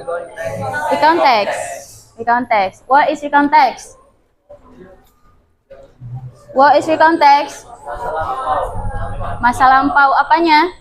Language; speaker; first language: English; non-native, learner; Indonesian